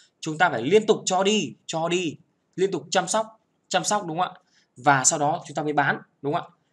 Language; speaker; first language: Vietnamese; native; Vietnamese